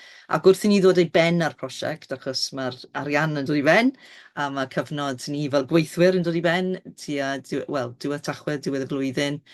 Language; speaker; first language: Welsh; native; Welsh